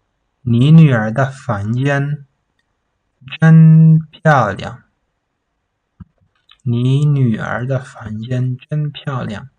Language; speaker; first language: Chinese; non-native, fluent; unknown